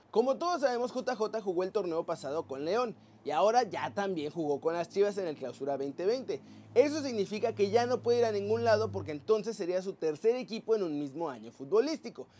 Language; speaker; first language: Spanish; native; Spanish